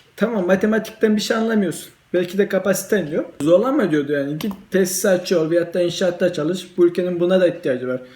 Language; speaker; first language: Turkish; early bilingual, heritage; Turkish